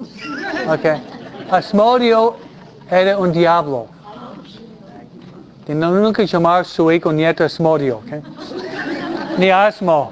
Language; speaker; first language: Spanish; non-native, fluent; English